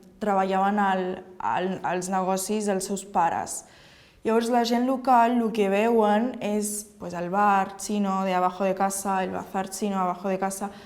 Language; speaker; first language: Catalan; early bilingual, other home language; Chinese